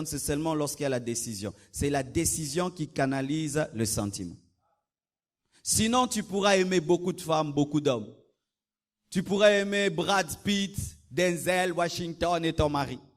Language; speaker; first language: French; non-native, local second language; Lingala